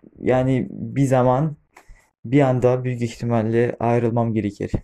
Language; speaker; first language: Turkish; non-native, fluent; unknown